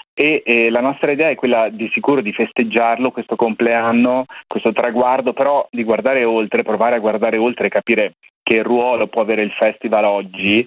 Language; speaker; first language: Italian; native; Italian